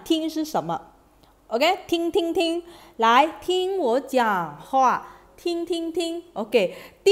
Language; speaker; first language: Chinese; non-native, fluent; Malay